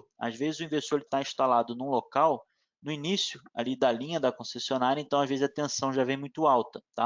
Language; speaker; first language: Portuguese; native; Portuguese